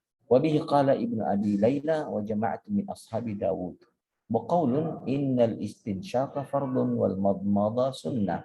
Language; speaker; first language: Arabic; non-native, fluent; Indonesian